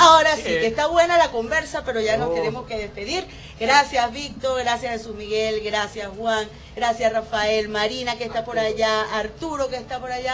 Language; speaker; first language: Spanish; native; Spanish